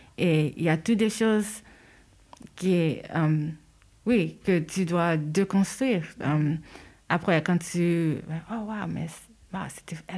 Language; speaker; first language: French; non-native, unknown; Haitian Creole